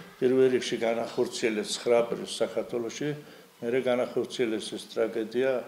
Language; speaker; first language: Georgian; non-native, local second language; Azerbaijani